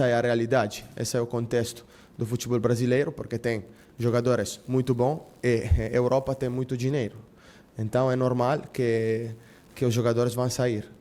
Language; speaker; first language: Portuguese; non-native, fluent; Spanish